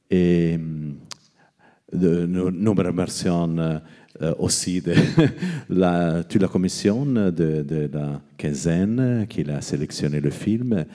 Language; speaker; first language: French; non-native, learner; Italian